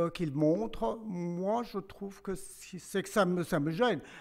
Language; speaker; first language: French; non-native, local second language; Armenian